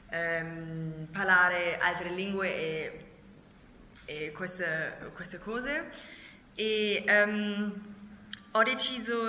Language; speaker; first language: Italian; non-native, learner; German